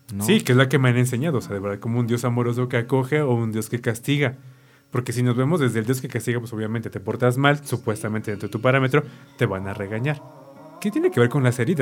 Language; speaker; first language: Spanish; native; Spanish